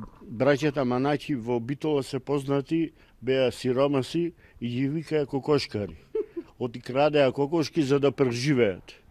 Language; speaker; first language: Macedonian; native; Macedonian